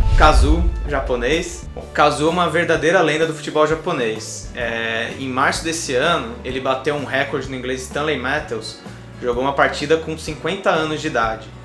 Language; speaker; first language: Portuguese; native; Portuguese